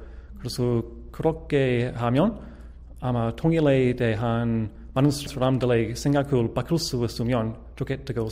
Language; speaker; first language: Korean; non-native, fluent; English